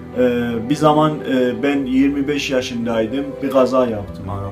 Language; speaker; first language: Turkish; non-native, fluent; Azerbaijani